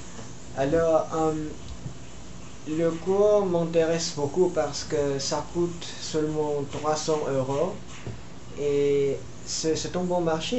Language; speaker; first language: French; non-native, learner; Filipino